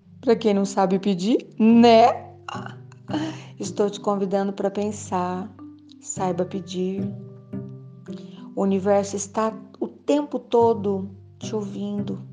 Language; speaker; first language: Portuguese; native; Portuguese